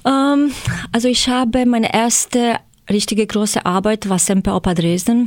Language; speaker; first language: German; non-native, fluent; Croatian